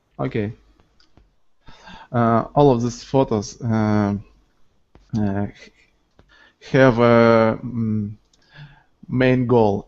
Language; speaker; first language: English; non-native, learner; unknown